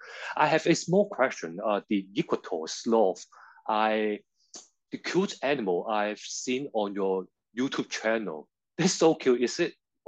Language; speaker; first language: English; non-native, local second language; Cantonese